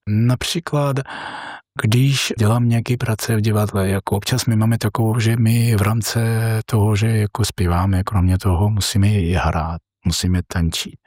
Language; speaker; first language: Czech; non-native, fluent; Georgian